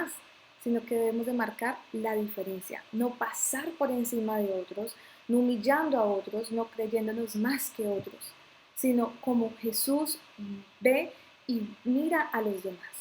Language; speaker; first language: Spanish; native; Spanish